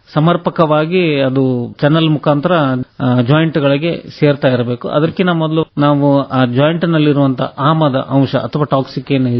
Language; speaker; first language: Kannada; native; Kannada